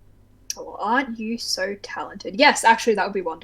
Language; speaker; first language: English; native; English